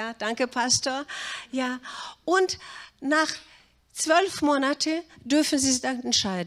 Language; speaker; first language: German; non-native, fluent; Russian